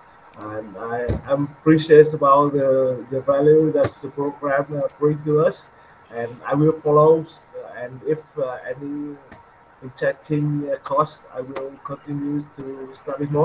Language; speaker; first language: English; non-native, learner; Vietnamese